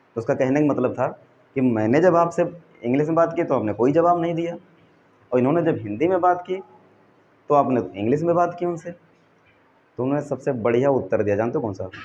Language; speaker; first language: Hindi; native; Hindi